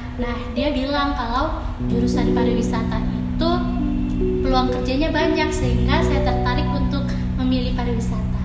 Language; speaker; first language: Indonesian; early bilingual, heritage; Indonesian